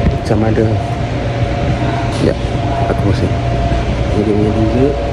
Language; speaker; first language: Malay; native; Malay